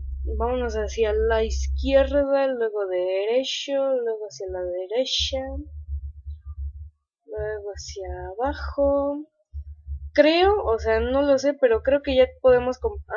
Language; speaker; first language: Spanish; native; Spanish